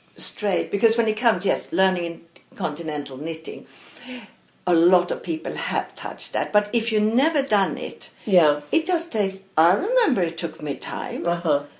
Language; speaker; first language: English; non-native, fluent; Swedish